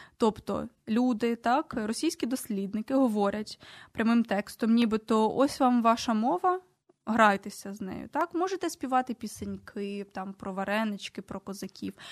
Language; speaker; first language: Ukrainian; native; Ukrainian